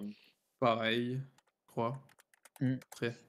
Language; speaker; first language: French; native; French